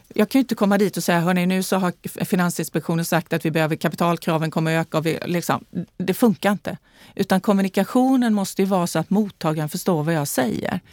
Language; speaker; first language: Swedish; native; Swedish